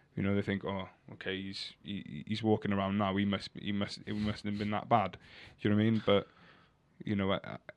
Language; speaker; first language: English; native; English